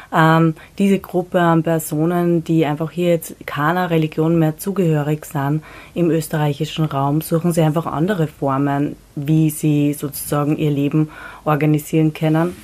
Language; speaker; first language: German; native; German